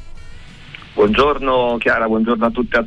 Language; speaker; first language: Italian; native; Italian